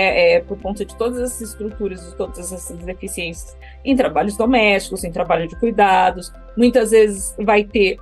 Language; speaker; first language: Portuguese; native; Portuguese